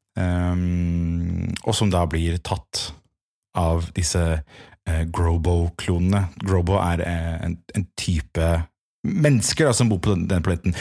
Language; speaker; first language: Norwegian; native; Norwegian